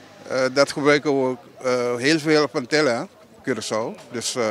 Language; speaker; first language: Dutch; non-native, local second language; Papiamento